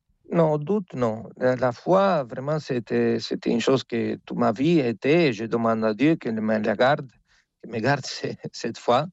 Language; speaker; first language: French; non-native, fluent; Spanish